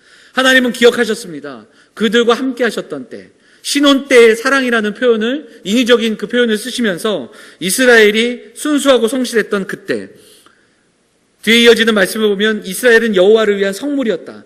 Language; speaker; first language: Korean; native; Korean